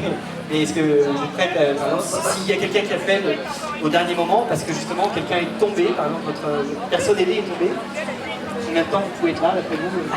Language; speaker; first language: French; native; French